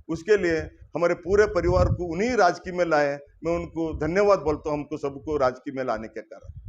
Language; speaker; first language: Hindi; non-native, local second language; Kannada